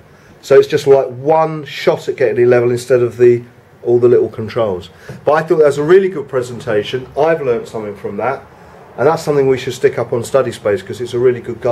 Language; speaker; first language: English; native; English